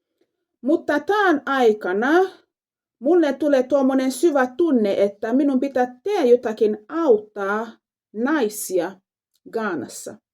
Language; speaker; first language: Finnish; non-native, fluent; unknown